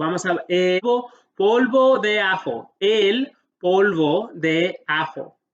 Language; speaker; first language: Spanish; early bilingual, heritage; English